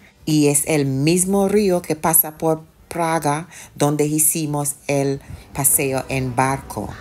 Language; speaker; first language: Spanish; non-native, fluent; English